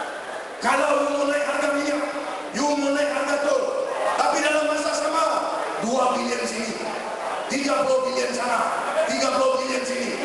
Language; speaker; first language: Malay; non-native, local second language; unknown